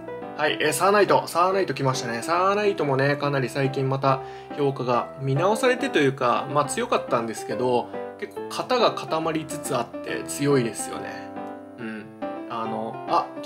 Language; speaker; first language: Japanese; native; Japanese